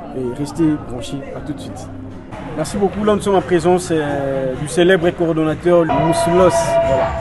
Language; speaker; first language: French; non-native, local second language; Lingala